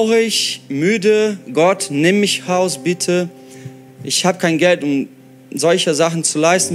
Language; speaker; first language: German; non-native, fluent; Portuguese